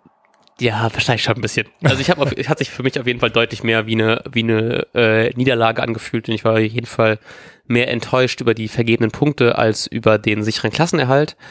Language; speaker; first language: German; native; German